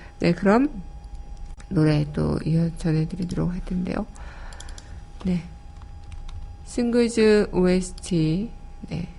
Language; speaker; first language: Korean; native; Korean